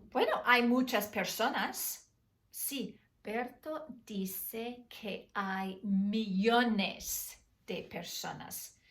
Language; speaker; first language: Spanish; non-native, fluent; English